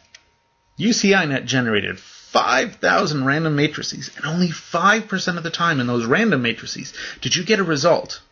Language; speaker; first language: English; native; English